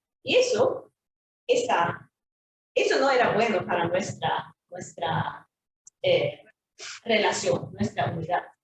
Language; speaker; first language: Spanish; non-native, fluent; Swedish